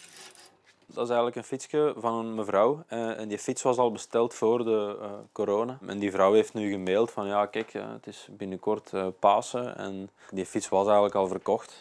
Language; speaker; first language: Dutch; native; Dutch